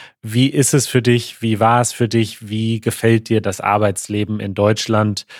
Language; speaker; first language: German; native; German